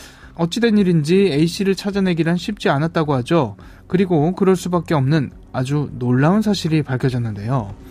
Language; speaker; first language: Korean; native; Korean